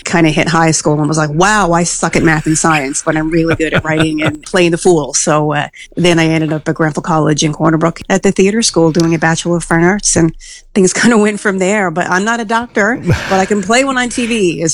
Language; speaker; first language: English; native; English